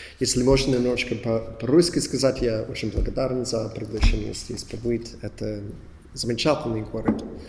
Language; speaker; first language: Russian; non-native, learner; English